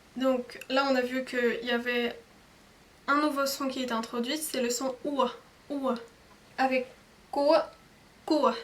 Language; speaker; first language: French; native; French